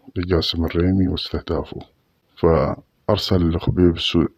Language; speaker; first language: Arabic; native; Arabic